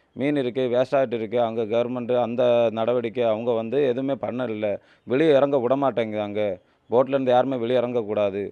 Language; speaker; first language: Tamil; native; Tamil